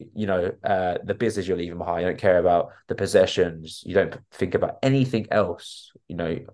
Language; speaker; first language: English; native; English